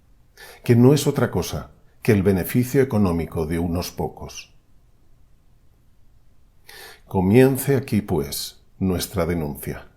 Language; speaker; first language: Spanish; native; Spanish